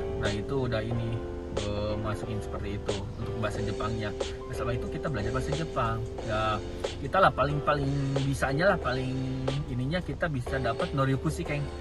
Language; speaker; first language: Indonesian; native; Indonesian